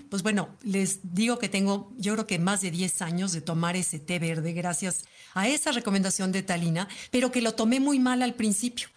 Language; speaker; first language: Spanish; native; Spanish